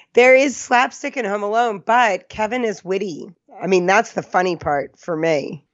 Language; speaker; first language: English; native; English